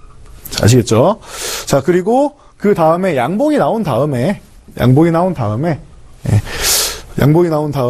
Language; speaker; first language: Korean; native; Korean